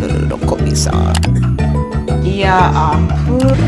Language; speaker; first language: Indonesian; non-native, learner; English